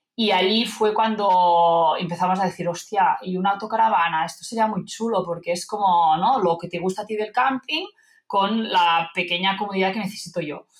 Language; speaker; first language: Spanish; non-native, local second language; Catalan